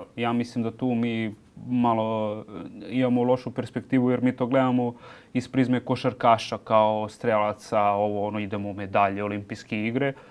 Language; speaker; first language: Serbian; native; Serbian